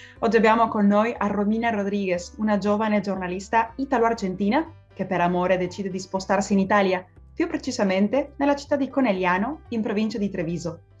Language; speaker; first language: Italian; non-native, fluent; Spanish